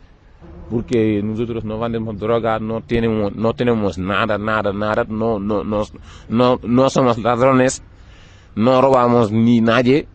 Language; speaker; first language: Spanish; non-native, learner; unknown